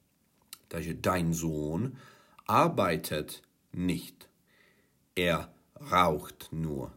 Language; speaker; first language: German; non-native, fluent; Czech